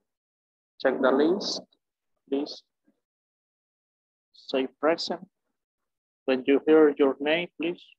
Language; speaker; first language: English; non-native, fluent; Spanish